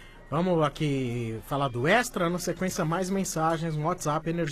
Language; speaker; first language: Portuguese; native; Portuguese